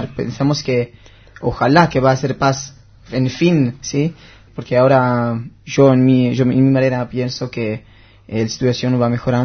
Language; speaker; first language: Spanish; non-native, learner; Hebrew